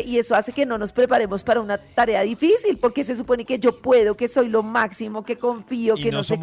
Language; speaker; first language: Spanish; native; Spanish